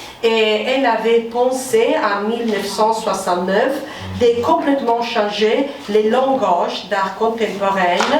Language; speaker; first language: French; non-native, fluent; Italian